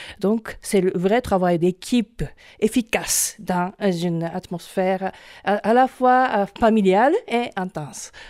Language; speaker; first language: French; non-native, fluent; Japanese